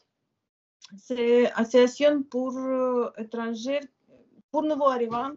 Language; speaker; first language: French; non-native, learner; Ukrainian